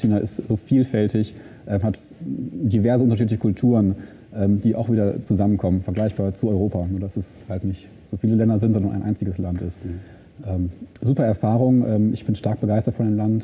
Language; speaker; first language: German; native; German